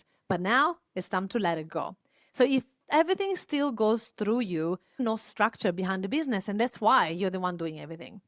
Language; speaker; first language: English; non-native, fluent; Italian